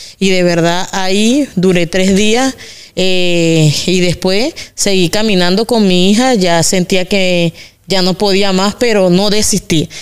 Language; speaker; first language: Spanish; native; Spanish